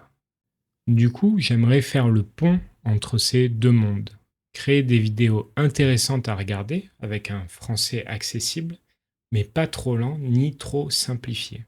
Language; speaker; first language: French; native; French